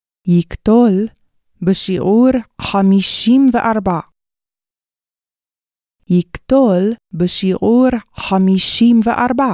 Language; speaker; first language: Hebrew; non-native, fluent; English